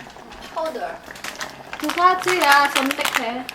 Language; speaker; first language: Korean; non-native, learner; Filipino